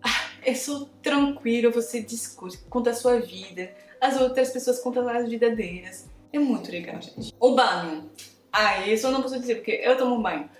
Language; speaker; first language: Portuguese; non-native, fluent; French